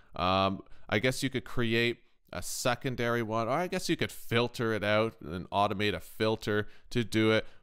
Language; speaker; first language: English; native; English